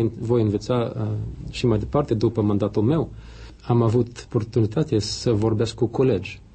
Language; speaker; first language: Romanian; non-native, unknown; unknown